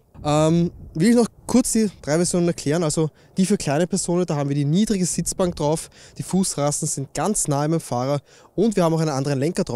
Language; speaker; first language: German; native; German